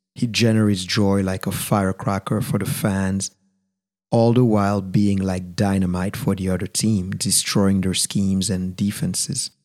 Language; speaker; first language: English; non-native, fluent; Haitian Creole